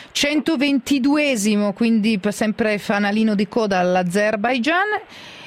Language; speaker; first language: Italian; native; Italian